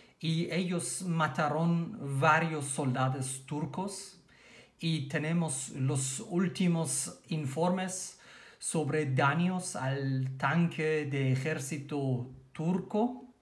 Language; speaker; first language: Spanish; non-native, learner; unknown